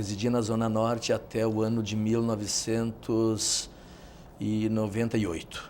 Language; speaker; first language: Portuguese; native; Portuguese